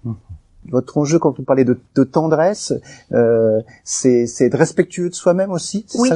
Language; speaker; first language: French; native; French